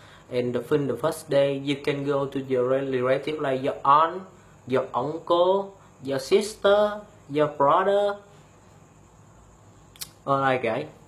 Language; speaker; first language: English; non-native, learner; Vietnamese